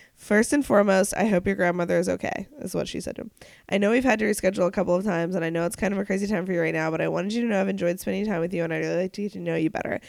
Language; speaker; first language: English; native; English